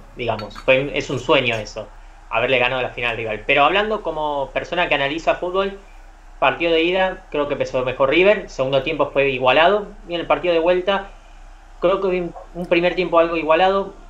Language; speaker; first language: Spanish; native; Spanish